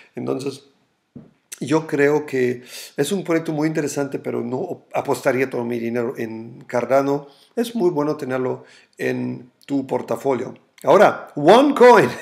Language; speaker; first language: Spanish; non-native, fluent; German